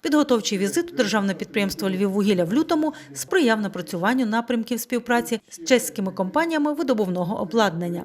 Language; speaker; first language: Ukrainian; native; Ukrainian